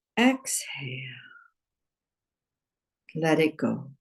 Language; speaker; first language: English; native; English